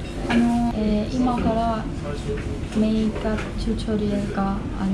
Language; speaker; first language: Japanese; non-native, learner; German